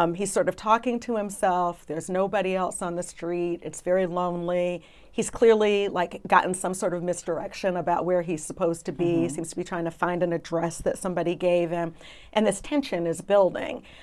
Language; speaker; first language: English; native; English